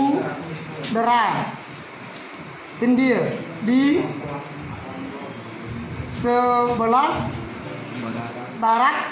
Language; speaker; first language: Indonesian; non-native, learner; Khmer